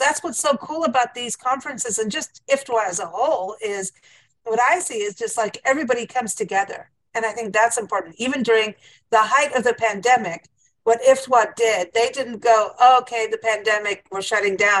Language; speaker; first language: English; native; English